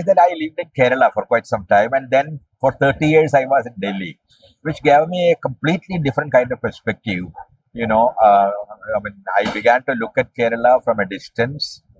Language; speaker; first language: English; non-native, local second language; Malayalam